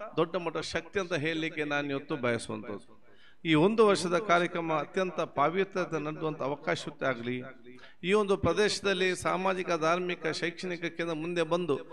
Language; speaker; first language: Kannada; non-native, local second language; Badaga